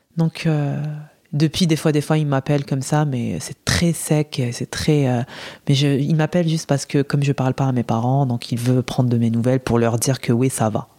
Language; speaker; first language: French; non-native, local second language; Arabic